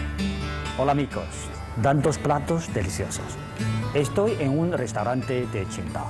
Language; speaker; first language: Spanish; non-native, fluent; Chinese